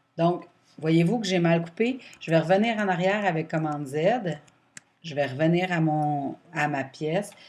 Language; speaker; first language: French; native; French